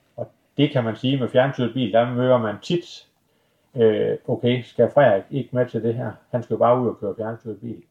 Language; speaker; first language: Danish; native; Danish